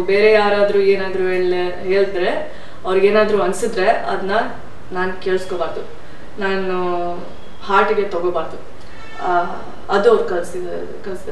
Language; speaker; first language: Kannada; non-native, fluent; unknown